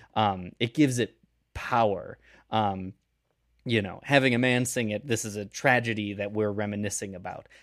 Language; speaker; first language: English; native; English